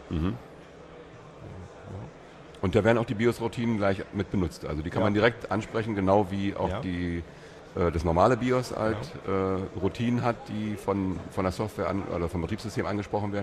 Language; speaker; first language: German; native; German